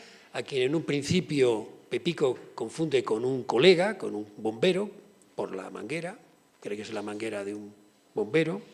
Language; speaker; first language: Spanish; native; Spanish